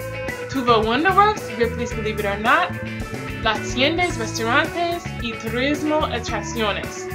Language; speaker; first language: Spanish; non-native, learner; English